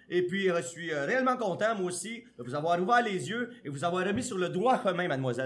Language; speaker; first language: French; native; French